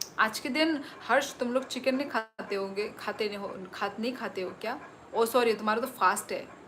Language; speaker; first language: Hindi; non-native, local second language; Kok Borok